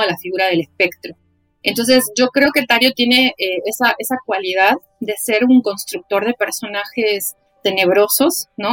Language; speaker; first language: Spanish; native; Spanish